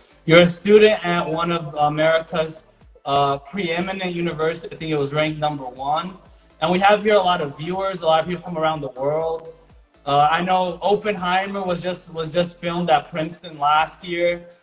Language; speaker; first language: English; non-native, fluent; Portuguese